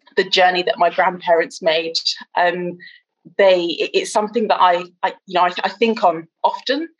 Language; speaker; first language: English; native; English